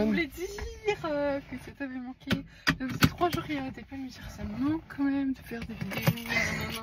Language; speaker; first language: French; native; French